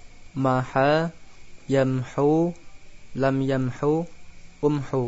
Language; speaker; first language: Arabic; non-native, learner; Indonesian